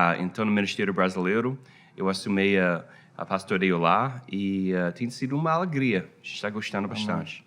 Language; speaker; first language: Portuguese; non-native, fluent; English